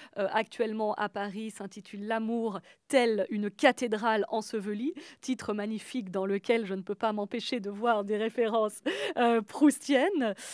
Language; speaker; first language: French; native; French